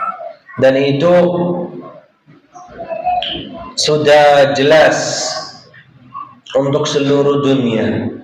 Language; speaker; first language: Indonesian; non-native, fluent; Arabic